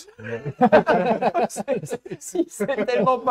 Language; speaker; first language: French; native; French